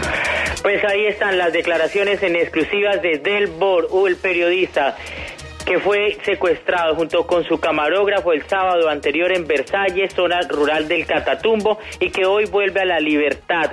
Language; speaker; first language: Spanish; native; Spanish